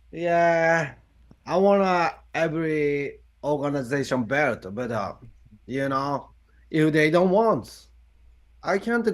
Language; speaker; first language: English; non-native, learner; Japanese